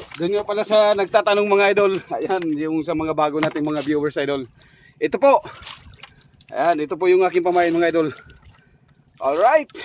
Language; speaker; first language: Filipino; native; Filipino